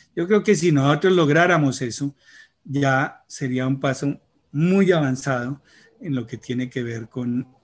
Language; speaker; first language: Spanish; native; Spanish